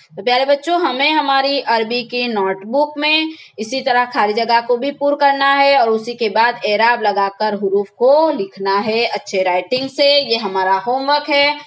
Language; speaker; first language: Hindi; non-native, local second language; Gujarati